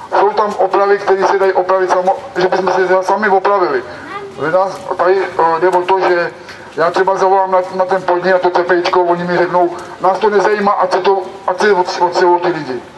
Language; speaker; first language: Czech; native; Czech